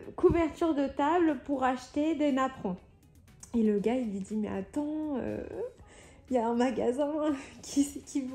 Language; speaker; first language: French; native; French